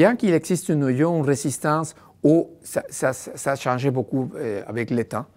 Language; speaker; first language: French; non-native, fluent; Spanish